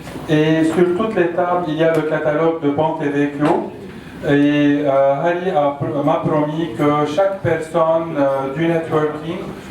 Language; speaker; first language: French; non-native, local second language; Arabic